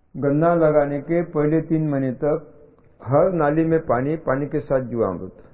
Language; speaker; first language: Hindi; non-native, local second language; Marathi